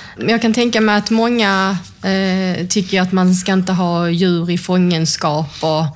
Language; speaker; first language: Swedish; native; Swedish